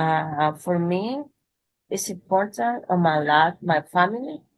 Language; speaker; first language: English; non-native, learner; Spanish